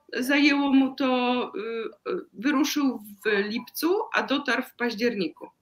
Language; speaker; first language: Polish; native; Polish